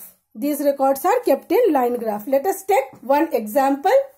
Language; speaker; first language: English; non-native, local second language; Hindi